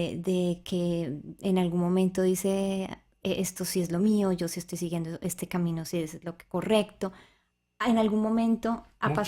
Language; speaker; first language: Spanish; native; Spanish